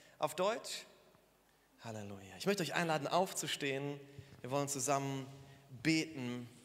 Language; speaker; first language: German; native; German